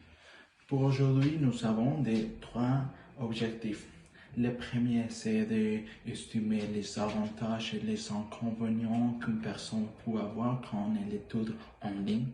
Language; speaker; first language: French; non-native, learner; Spanish